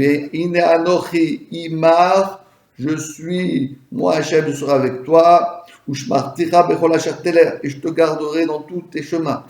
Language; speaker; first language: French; native; French